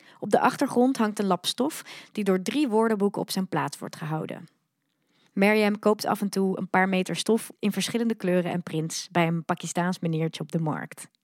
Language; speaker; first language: Dutch; early bilingual, other home language; Arabic